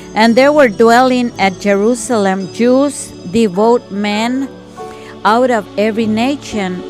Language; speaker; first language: English; early bilingual, other home language; Spanish